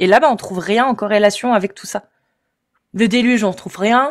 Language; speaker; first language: French; native; French